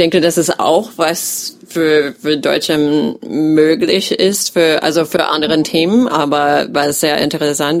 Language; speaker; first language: German; non-native, fluent; English